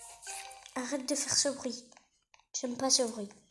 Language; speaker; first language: French; native; French